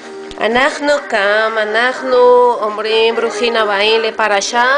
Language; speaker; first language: Hebrew; non-native, learner; Spanish